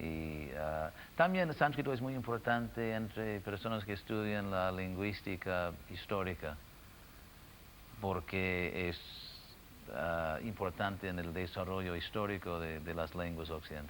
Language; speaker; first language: Spanish; non-native, fluent; English